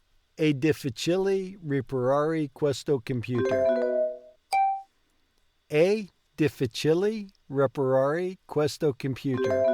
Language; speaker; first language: Italian; non-native, learner; English